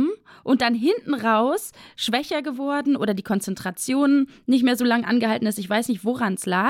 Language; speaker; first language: German; native; German